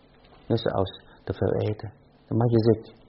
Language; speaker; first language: Dutch; non-native, fluent; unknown